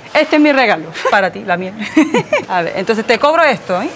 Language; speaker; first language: Spanish; early bilingual, other home language; Korean